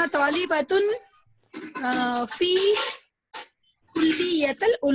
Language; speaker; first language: Arabic; non-native, learner; Urdu